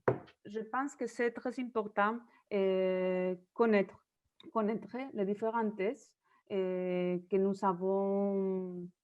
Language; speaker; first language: French; non-native, learner; Spanish